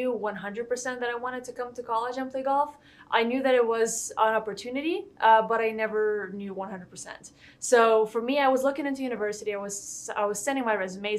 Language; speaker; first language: English; non-native, fluent; Lithuanian